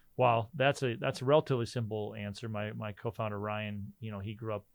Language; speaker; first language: English; native; English